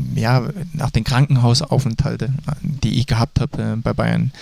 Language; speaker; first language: German; native; German